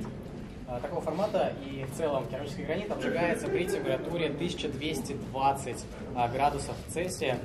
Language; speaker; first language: Russian; native; Russian